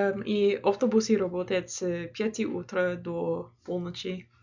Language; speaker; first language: Russian; non-native, learner; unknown